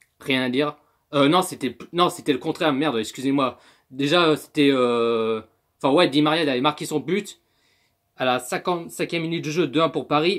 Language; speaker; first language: French; native; French